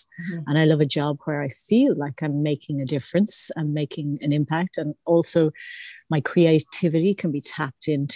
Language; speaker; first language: English; native; English